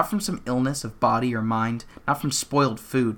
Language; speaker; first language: English; native; English